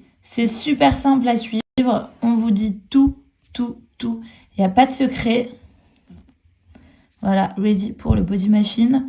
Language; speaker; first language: French; native; French